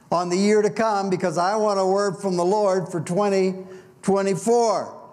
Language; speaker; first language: English; native; English